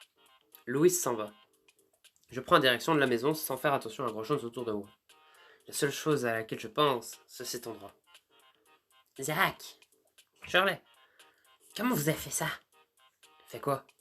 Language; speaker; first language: French; native; French